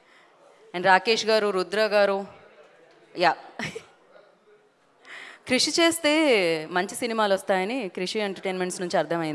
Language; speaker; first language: Telugu; native; Telugu